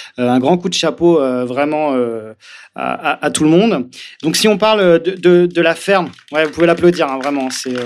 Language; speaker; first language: French; native; French